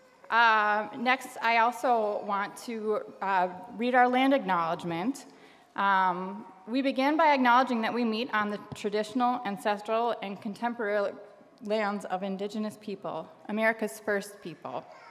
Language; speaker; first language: English; native; English